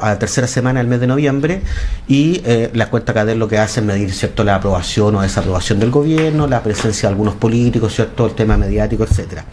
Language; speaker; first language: Spanish; native; Spanish